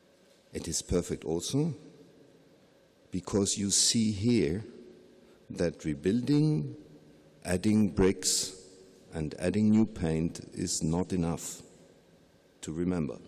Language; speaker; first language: English; non-native, fluent; German